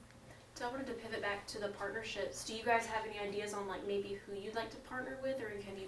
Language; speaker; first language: English; native; English